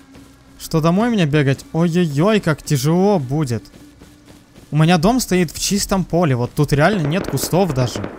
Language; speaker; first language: Russian; native; Russian